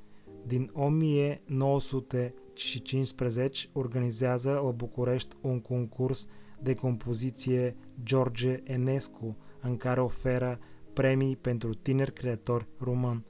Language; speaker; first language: Romanian; non-native, fluent; Bulgarian